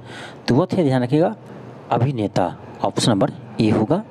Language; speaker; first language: Hindi; native; Hindi